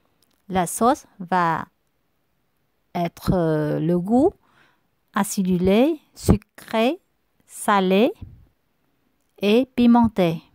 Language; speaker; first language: French; non-native, learner; Vietnamese